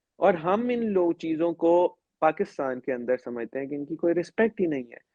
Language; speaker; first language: Urdu; native; Urdu